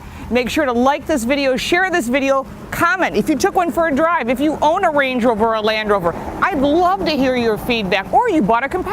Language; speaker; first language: English; native; English